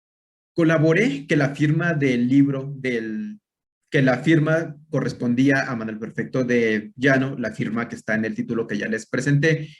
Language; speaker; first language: Spanish; native; Spanish